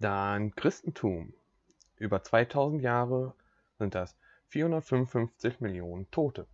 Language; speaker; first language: German; native; German